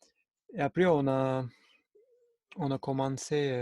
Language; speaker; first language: French; non-native, learner; Turkish